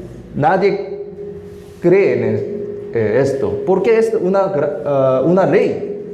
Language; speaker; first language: Spanish; non-native, fluent; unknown